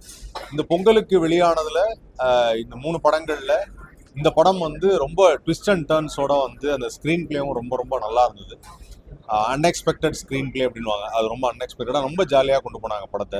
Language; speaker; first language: Tamil; native; Tamil